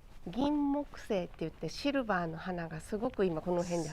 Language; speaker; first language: Japanese; native; Japanese